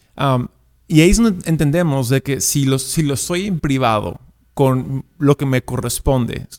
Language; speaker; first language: Spanish; native; Spanish